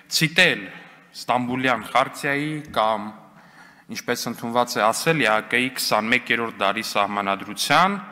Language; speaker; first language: Armenian; native; Armenian